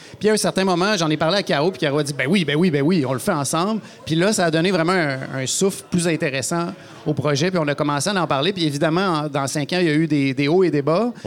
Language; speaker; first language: French; native; French